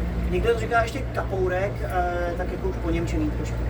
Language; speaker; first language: Czech; native; Czech